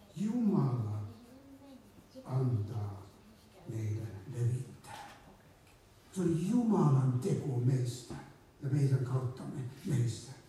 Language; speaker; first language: Finnish; native; Finnish